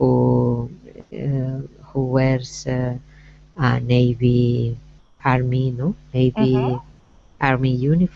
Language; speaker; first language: English; non-native, learner; Spanish